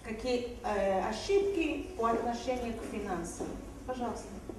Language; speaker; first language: Russian; non-native, fluent; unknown